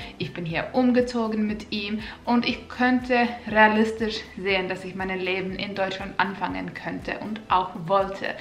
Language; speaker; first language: German; non-native, fluent; Finnish